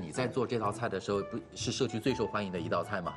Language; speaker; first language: Chinese; native; Chinese